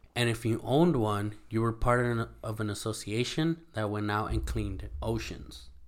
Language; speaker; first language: English; early bilingual, other home language; Spanish